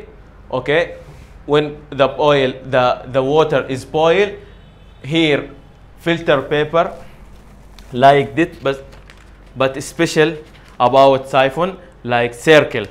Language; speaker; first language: English; non-native, learner; Arabic